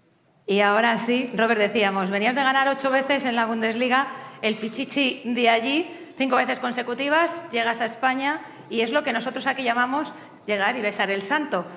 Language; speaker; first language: Spanish; native; Spanish